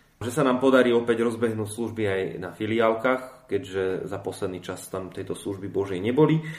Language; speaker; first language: Slovak; native; Slovak